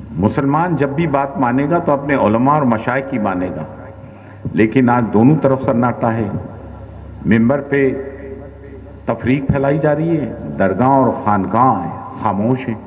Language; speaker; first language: Urdu; native; Urdu